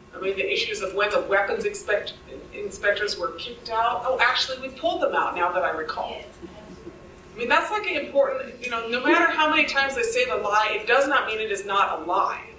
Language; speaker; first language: English; native; English